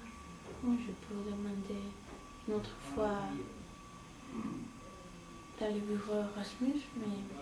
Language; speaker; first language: French; non-native, learner; Spanish